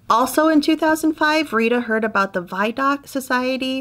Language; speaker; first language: English; native; English